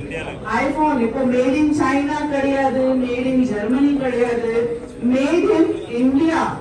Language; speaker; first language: Tamil; non-native, fluent; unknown